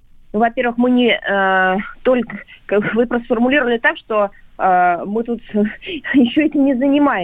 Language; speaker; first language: Russian; native; Russian